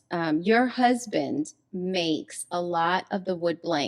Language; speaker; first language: English; native; English